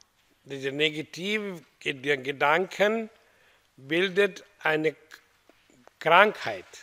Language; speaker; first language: German; non-native, fluent; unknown